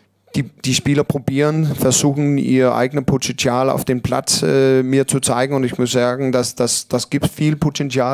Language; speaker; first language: German; non-native, learner; Danish